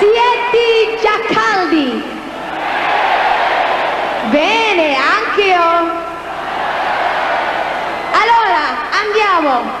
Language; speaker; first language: Italian; non-native, learner; English